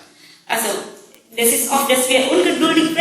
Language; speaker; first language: German; non-native, learner; Indonesian